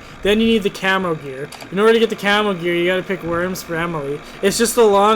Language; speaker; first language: English; native; English